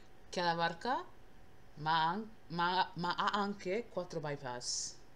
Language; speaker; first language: Italian; non-native, learner; English